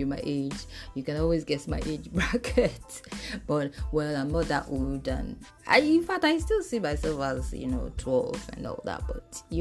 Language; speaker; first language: English; non-native, local second language; Yoruba